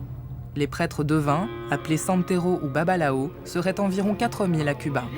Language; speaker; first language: French; native; French